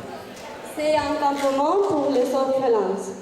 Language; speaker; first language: French; non-native, learner; Spanish